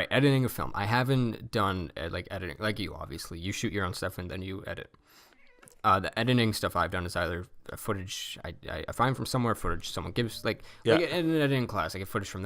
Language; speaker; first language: English; native; English